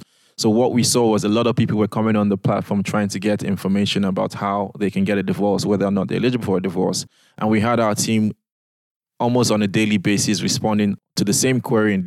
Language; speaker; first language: English; non-native, local second language; Yoruba